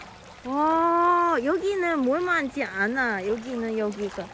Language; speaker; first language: Korean; non-native, learner; Cantonese